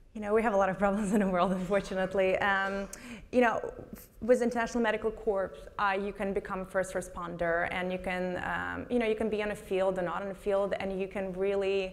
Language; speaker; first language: English; non-native, fluent; Russian